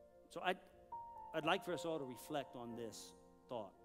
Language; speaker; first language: English; native; English